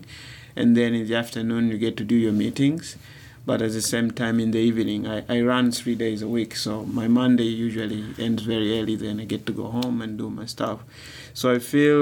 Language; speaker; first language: English; non-native, local second language; Swahili